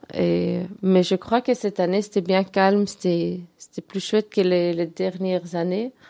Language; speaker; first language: French; non-native, local second language; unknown